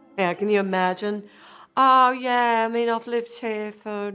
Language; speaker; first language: English; native; English